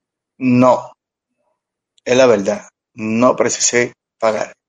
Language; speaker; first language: Portuguese; non-native, learner; Spanish